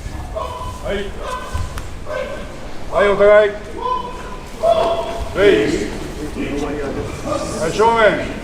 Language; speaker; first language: Japanese; native; Japanese